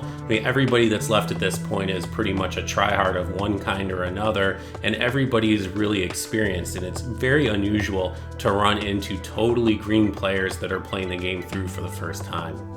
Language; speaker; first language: English; native; English